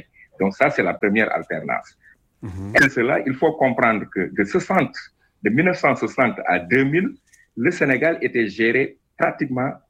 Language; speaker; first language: French; non-native, local second language; Wolof